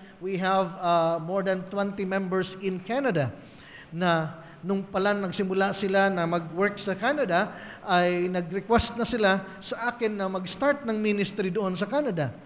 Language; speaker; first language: Filipino; native; Filipino